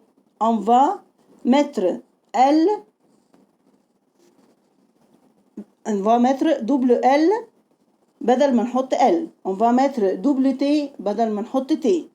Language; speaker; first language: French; non-native, fluent; Arabic